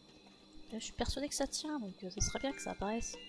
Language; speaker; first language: French; native; French